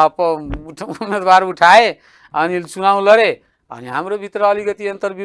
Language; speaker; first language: Nepali; native; Nepali